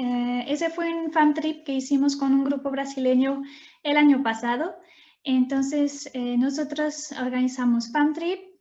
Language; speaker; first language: Spanish; non-native, fluent; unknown